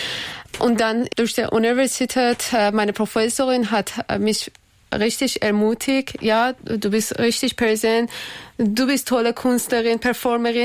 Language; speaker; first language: German; non-native, learner; Persian